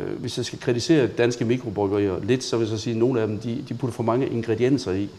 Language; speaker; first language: Danish; native; Danish